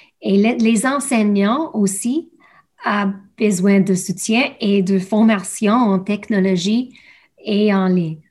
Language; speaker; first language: French; non-native, learner; English